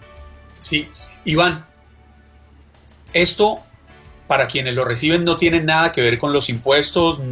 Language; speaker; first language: Spanish; native; Spanish